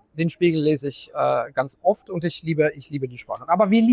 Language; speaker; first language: German; non-native, fluent; Italian